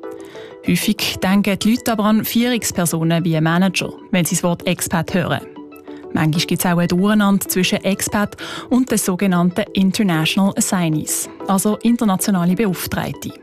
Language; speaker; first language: German; native; German